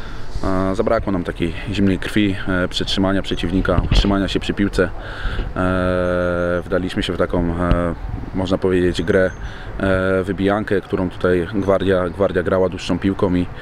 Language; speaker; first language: Polish; native; Polish